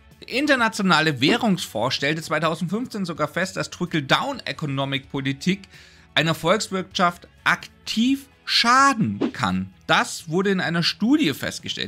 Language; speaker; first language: German; native; German